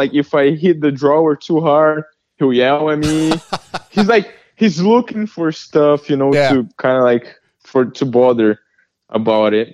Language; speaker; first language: English; early bilingual, other home language; Portuguese